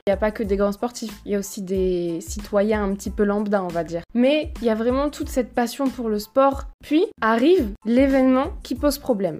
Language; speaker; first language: French; native; French